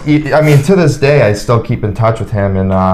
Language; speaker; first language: English; native; English